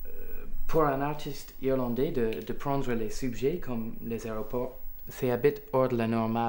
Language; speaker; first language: French; non-native, fluent; English